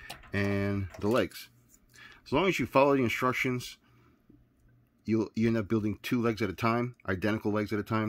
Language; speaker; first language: English; native; English